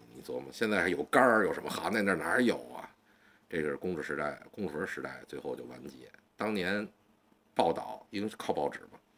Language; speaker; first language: Chinese; native; Chinese